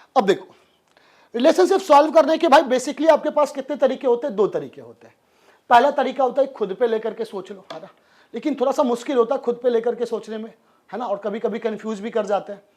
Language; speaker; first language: Hindi; native; Hindi